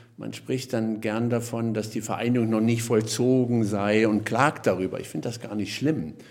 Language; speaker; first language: German; native; German